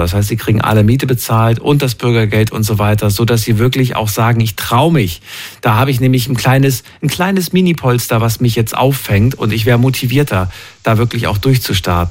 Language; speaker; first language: German; native; German